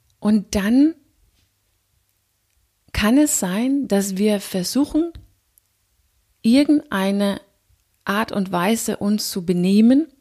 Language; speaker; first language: German; non-native, fluent; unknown